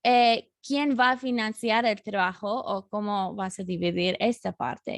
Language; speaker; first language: Spanish; non-native, fluent; English